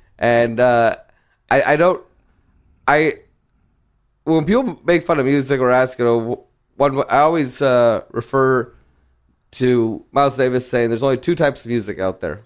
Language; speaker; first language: English; early bilingual, other home language; Spanish